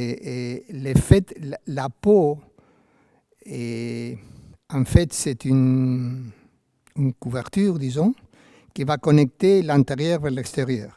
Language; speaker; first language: French; non-native, fluent; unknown